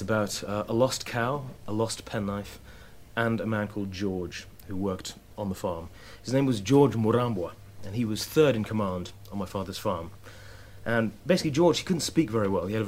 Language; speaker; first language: English; native; English